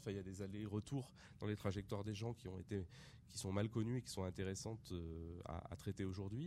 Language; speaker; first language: French; native; French